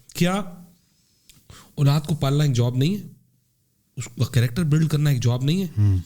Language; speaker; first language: Urdu; native; Urdu